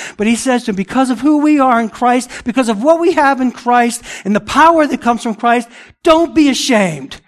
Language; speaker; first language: English; early bilingual, other home language; Italian